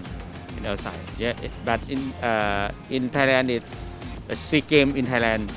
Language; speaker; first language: English; non-native, learner; Thai